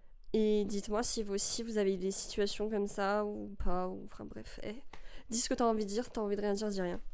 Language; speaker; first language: French; native; French